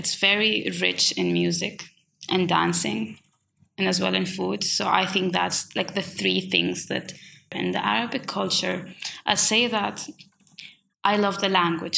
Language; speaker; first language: English; non-native, fluent; Swahili